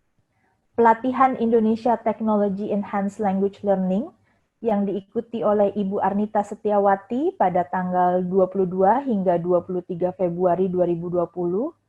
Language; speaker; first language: Indonesian; native; Indonesian